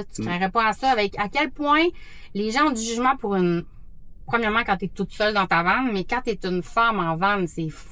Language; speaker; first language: French; native; French